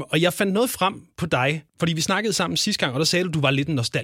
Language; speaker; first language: Danish; native; Danish